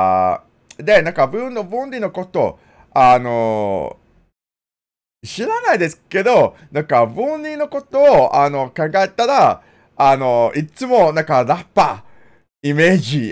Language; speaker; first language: Japanese; non-native, learner; English